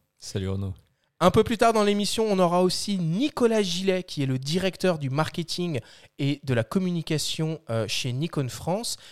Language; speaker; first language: French; native; French